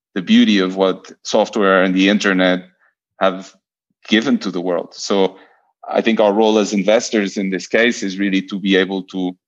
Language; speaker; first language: English; non-native, fluent; Portuguese